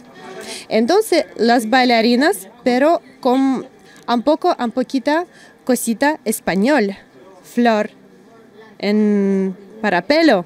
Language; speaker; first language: Spanish; non-native, learner; Russian